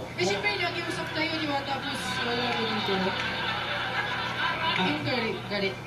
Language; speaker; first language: Filipino; non-native, learner; Japanese